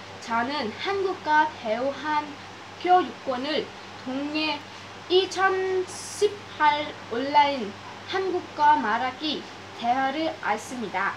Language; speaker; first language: Korean; non-native, learner; Vietnamese